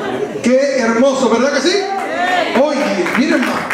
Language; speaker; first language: Spanish; native; Spanish